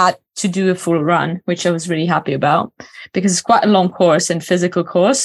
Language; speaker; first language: English; non-native, fluent; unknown